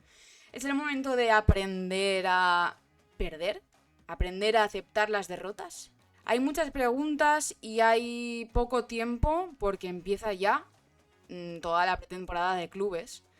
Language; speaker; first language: Spanish; native; Spanish